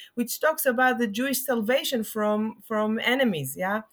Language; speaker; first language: English; non-native, fluent; Hebrew